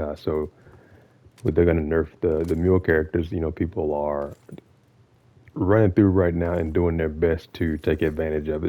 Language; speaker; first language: English; native; English